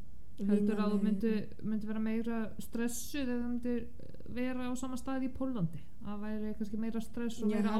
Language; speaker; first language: Icelandic; non-native, fluent; Polish